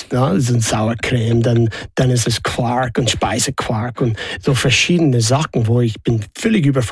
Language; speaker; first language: German; non-native, fluent; English